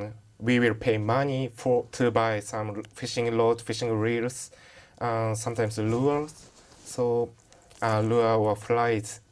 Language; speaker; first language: English; non-native, learner; Japanese